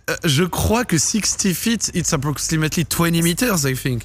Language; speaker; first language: English; non-native, fluent; French